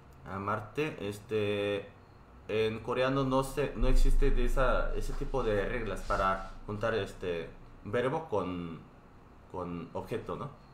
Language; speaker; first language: Spanish; non-native, fluent; Korean